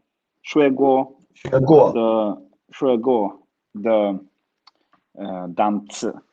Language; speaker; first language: Chinese; non-native, learner; Swedish